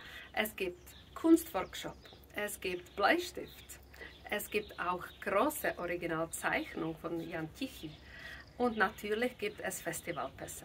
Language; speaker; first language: German; non-native, fluent; Czech